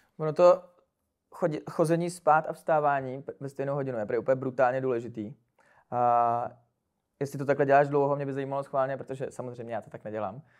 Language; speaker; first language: Czech; native; Czech